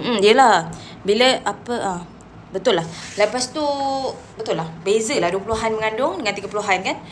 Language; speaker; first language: Malay; native; Malay